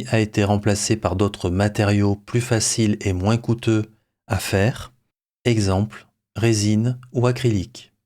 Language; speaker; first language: French; native; French